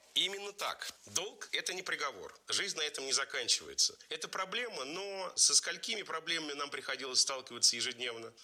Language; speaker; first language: Russian; native; Russian